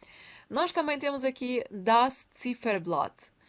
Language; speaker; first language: Portuguese; non-native, fluent; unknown